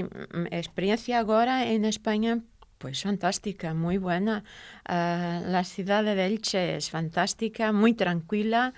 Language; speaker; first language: Spanish; non-native, fluent; Portuguese